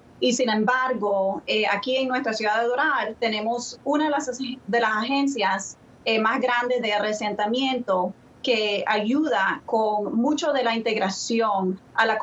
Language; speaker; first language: Spanish; early bilingual, other home language; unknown